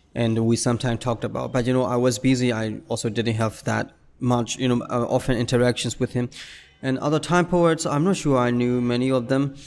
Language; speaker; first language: English; non-native, fluent; Burmese